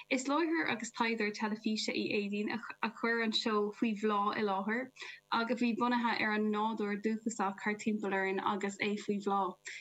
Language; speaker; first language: Irish; non-native, local second language; English